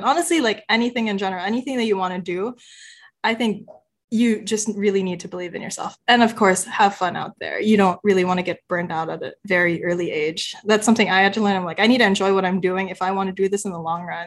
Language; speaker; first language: English; non-native, local second language; Filipino